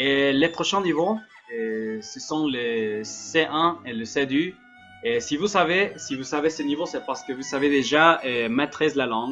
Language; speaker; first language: French; non-native, learner; Spanish